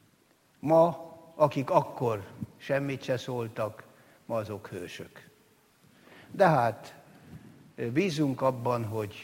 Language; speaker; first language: Hungarian; native; Hungarian